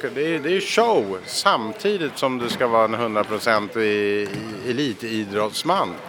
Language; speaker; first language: Swedish; non-native, fluent; English